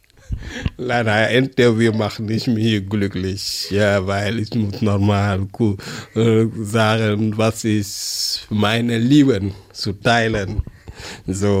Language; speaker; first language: German; non-native, learner; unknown